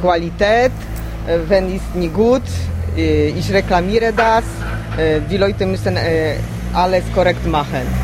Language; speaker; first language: German; non-native, learner; Polish